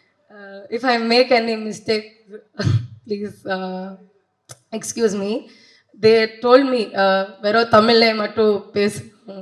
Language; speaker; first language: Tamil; non-native, learner; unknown